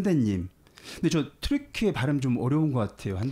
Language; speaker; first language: Korean; native; Korean